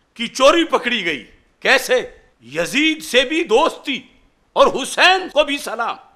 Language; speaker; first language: Urdu; non-native, local second language; Punjabi